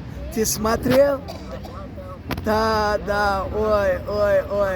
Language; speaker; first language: Russian; non-native, local second language; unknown